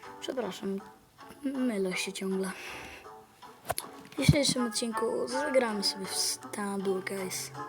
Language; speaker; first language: Polish; native; Polish